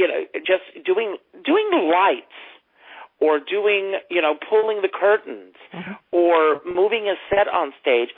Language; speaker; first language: English; native; English